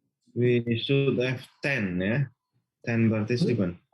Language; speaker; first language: English; non-native, learner; Malay